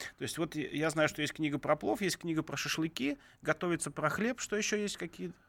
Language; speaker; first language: Russian; native; Russian